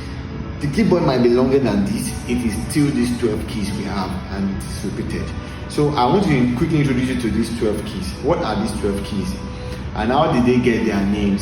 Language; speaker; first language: English; non-native, local second language; Yoruba